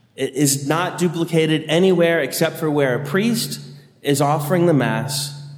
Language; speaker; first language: English; native; English